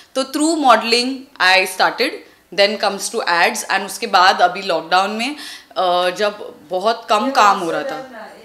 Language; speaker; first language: Hindi; non-native, local second language; Tulu